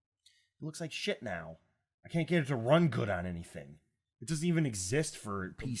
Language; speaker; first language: English; native; English